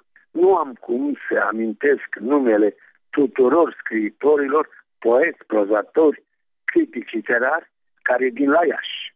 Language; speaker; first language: Romanian; native; Romanian